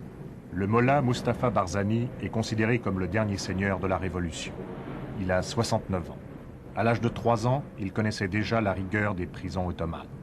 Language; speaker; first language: French; native; French